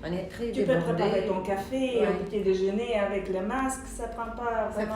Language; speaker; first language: French; non-native, fluent; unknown